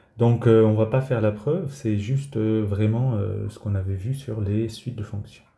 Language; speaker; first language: French; native; French